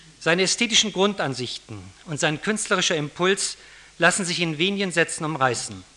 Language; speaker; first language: German; native; German